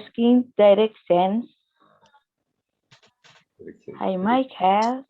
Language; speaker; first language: English; non-native, learner; Indonesian